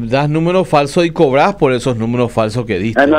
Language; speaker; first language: Spanish; native; Spanish